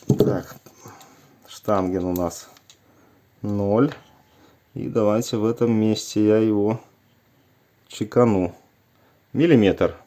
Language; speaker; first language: Russian; native; Russian